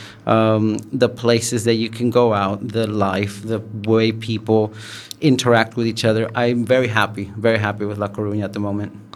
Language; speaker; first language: English; early bilingual, other home language; Spanish